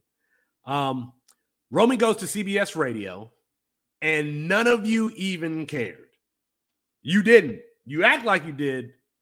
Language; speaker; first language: English; native; English